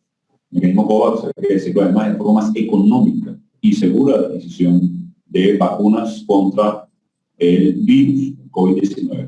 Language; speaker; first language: Spanish; native; Spanish